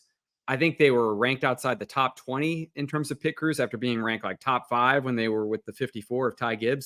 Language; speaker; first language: English; native; English